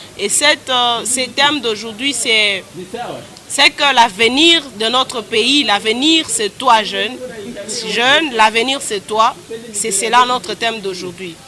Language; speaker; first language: French; non-native, local second language; Swahili